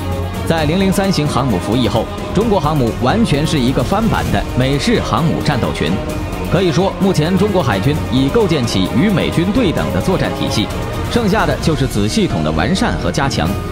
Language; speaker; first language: Chinese; native; Chinese